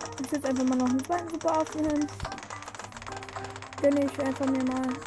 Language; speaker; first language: German; native; German